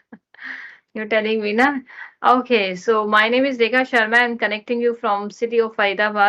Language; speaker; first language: English; non-native, learner; Hindi